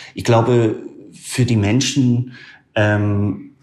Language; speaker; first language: German; non-native, fluent; English